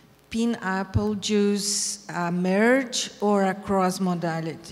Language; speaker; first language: English; non-native, fluent; Portuguese